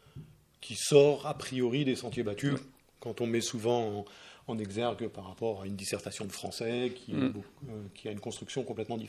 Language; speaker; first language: French; native; French